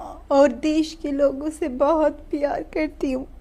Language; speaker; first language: Hindi; non-native, learner; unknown